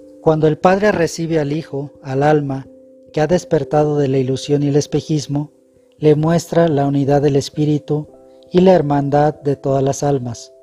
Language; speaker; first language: Spanish; native; Spanish